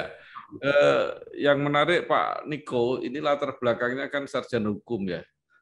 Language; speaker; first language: Indonesian; native; Indonesian